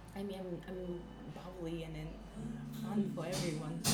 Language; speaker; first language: English; non-native, fluent; Japanese